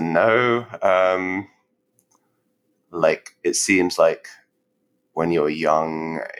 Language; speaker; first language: English; native; English